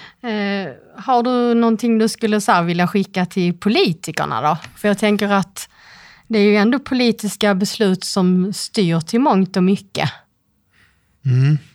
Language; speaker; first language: Swedish; native; Swedish